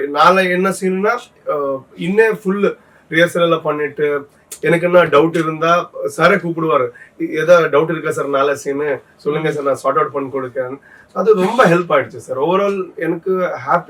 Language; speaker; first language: Tamil; non-native, learner; Tulu